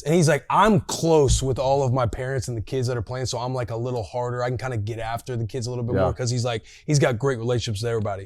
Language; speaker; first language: English; native; English